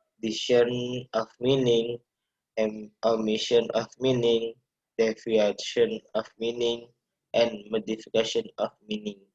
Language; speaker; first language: English; non-native, learner; Indonesian